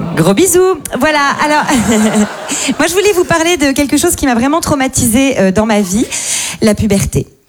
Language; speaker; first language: French; native; French